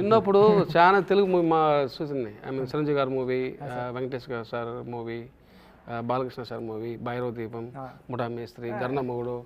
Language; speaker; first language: Telugu; non-native, local second language; Tamil